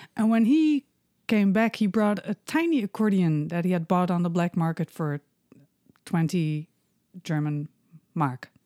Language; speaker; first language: English; non-native, fluent; Dutch